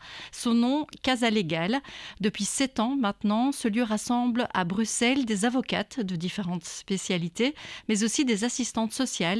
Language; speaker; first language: French; native; French